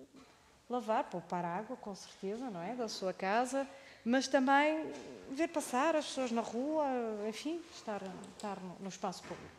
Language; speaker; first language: Portuguese; native; Portuguese